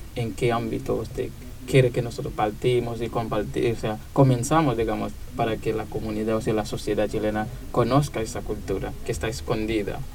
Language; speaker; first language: Spanish; non-native, learner; Haitian Creole